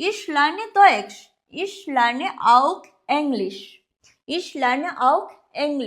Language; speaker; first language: German; non-native, fluent; Hindi